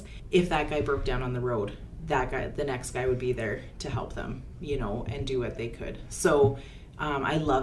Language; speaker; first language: English; native; English